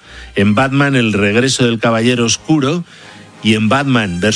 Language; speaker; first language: Spanish; native; Spanish